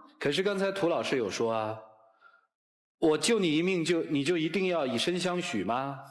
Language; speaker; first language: Chinese; native; Chinese